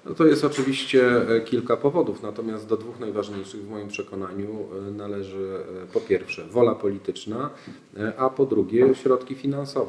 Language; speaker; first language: Polish; native; Polish